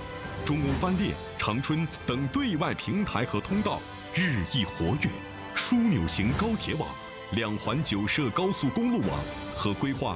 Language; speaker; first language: Chinese; native; Chinese